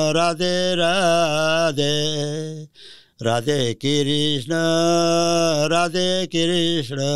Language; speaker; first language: Nepali; early bilingual, heritage; Nepali